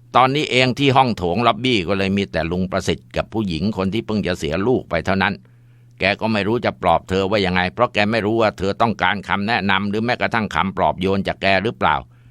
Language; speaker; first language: Thai; native; Thai